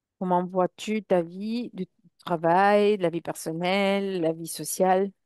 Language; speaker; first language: French; non-native, fluent; Italian